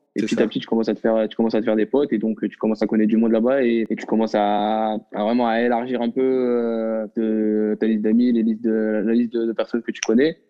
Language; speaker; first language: French; non-native, local second language; Arabic